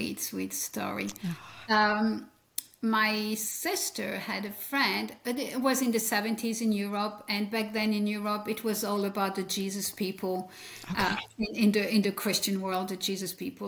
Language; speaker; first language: English; non-native, fluent; French